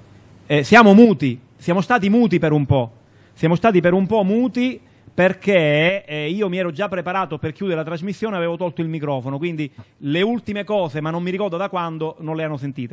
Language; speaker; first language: Italian; native; Italian